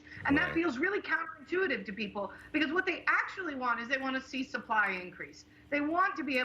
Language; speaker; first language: English; native; English